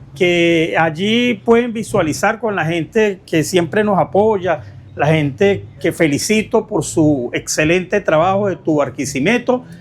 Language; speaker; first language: Spanish; native; Spanish